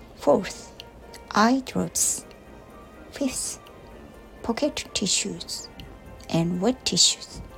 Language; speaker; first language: English; non-native, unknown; Japanese